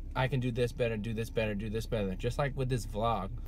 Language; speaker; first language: English; native; English